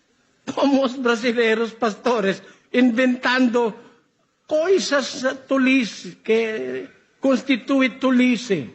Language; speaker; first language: Portuguese; non-native, learner; Filipino